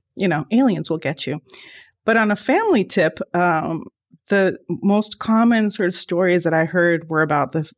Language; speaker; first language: English; early bilingual, other home language; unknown